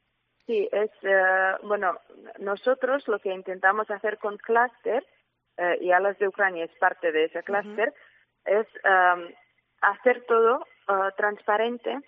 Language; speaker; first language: Spanish; non-native, fluent; Ukrainian